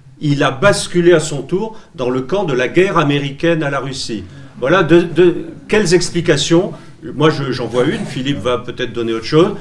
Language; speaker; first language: French; native; French